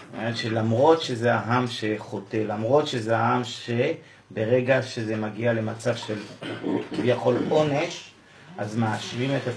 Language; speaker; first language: Hebrew; native; Hebrew